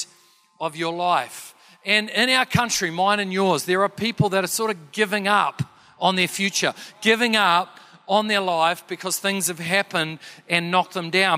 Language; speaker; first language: English; native; English